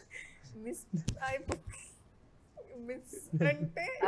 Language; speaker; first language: Telugu; non-native, fluent; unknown